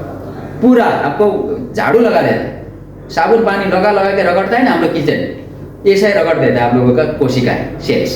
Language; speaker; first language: Hindi; non-native, local second language; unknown